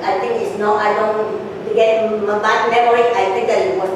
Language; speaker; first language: English; non-native, learner; Spanish